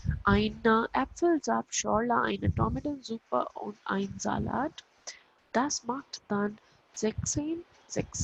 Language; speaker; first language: German; non-native, fluent; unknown